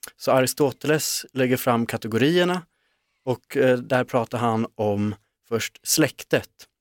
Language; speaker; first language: Swedish; native; Swedish